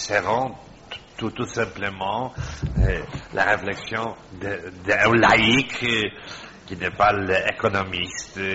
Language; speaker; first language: French; non-native, fluent; Polish